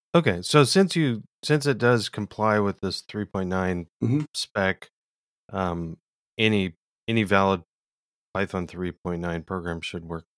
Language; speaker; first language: English; native; English